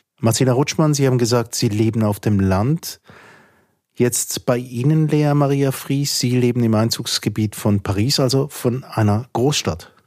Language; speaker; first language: German; native; German